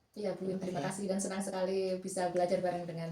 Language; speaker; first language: Indonesian; native; Indonesian